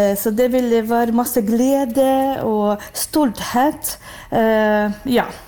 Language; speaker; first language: Norwegian; non-native, fluent; Ukrainian